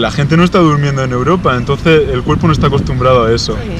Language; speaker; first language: Spanish; native; Spanish